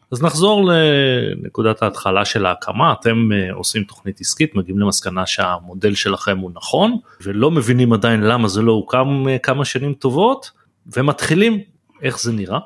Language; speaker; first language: Hebrew; native; Hebrew